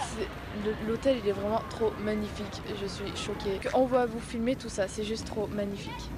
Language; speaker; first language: French; native; French